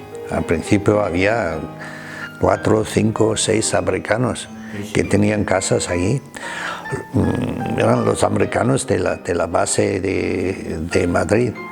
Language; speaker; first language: Spanish; non-native, fluent; German